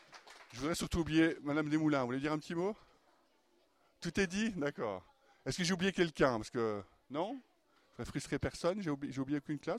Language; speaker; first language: French; native; French